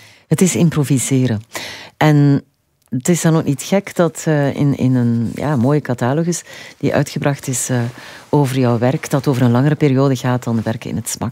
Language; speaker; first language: Dutch; native; Dutch